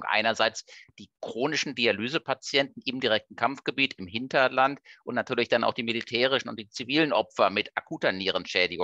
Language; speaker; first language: German; native; German